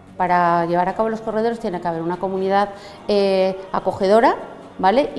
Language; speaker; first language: Spanish; native; Spanish